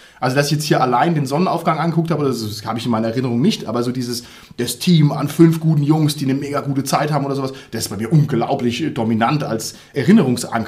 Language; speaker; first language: German; native; German